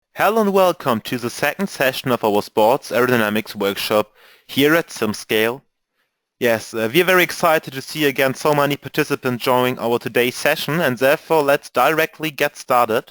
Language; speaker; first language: English; non-native, fluent; German